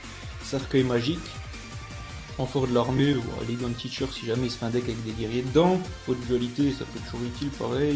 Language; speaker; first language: French; native; French